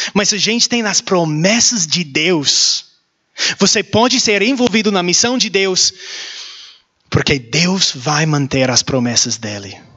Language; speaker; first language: Portuguese; non-native, learner; English